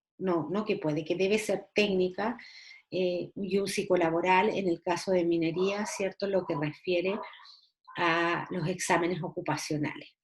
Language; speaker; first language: Spanish; native; Spanish